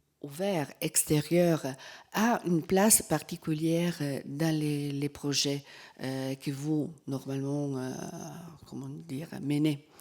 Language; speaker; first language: French; non-native, fluent; Italian